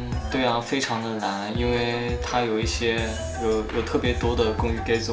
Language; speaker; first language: Chinese; native; Chinese